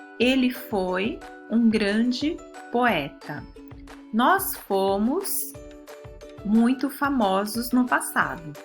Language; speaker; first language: Portuguese; early bilingual, other home language; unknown